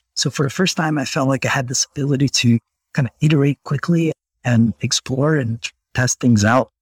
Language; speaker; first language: English; non-native, fluent; Portuguese